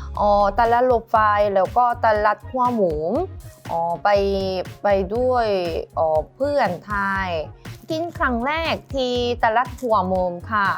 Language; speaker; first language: Thai; non-native, learner; Korean